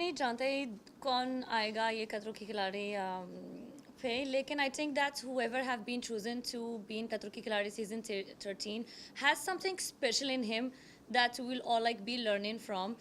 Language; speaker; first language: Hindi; non-native, learner; Arabic